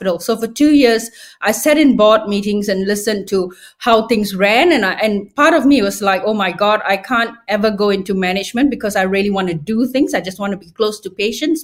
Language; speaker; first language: English; non-native, local second language; Tamil